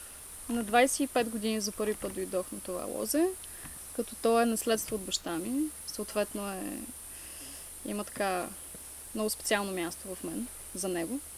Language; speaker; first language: Bulgarian; native; Bulgarian